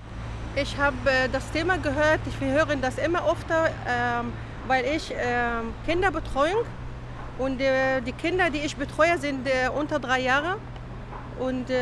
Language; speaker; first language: German; non-native, fluent; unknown